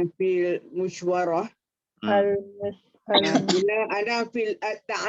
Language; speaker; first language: Arabic; non-native, learner; Malay